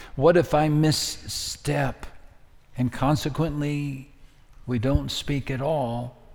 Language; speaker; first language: English; native; English